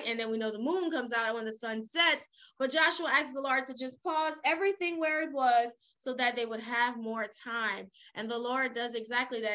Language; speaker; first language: English; native; English